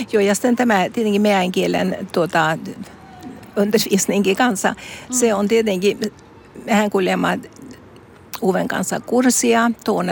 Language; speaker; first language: Finnish; early bilingual, heritage; Finnish